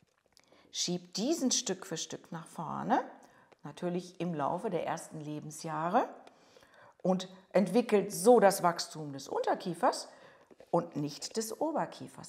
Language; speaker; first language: German; native; German